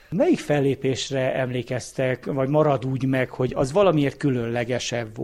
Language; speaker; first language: Hungarian; native; Hungarian